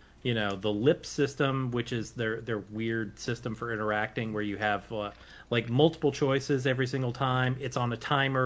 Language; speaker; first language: English; native; English